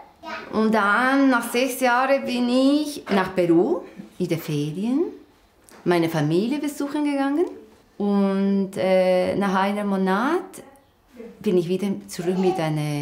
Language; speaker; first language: German; non-native, fluent; Spanish